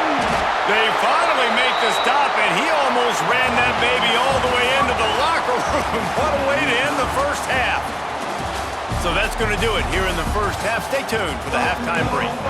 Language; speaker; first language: English; native; English